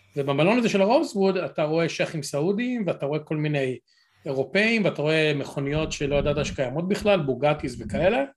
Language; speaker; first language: Hebrew; native; Hebrew